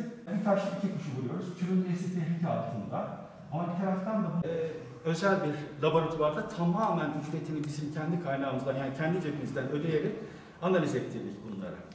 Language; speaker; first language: Turkish; native; Turkish